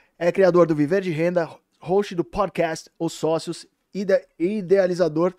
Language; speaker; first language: Portuguese; native; Portuguese